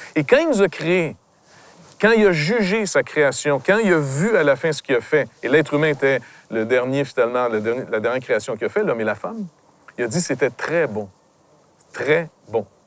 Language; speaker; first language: French; native; French